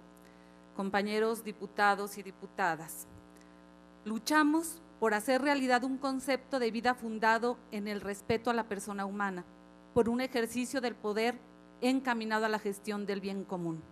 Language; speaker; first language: Spanish; native; Spanish